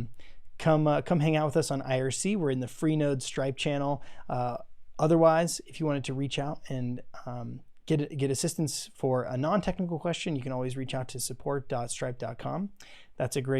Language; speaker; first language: English; native; English